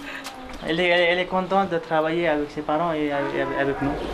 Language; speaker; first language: French; non-native, learner; Nepali